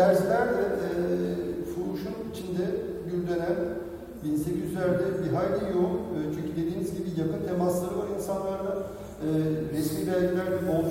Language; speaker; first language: Turkish; native; Turkish